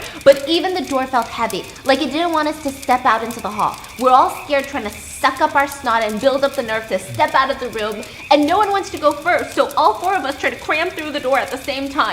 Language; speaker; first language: English; native; English